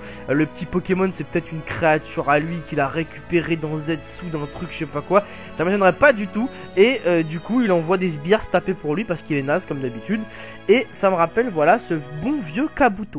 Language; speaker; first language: French; native; French